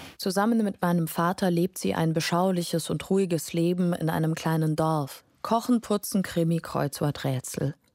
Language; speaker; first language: German; non-native, fluent; Lithuanian